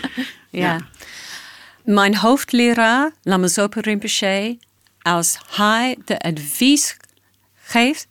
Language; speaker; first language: Dutch; non-native, fluent; English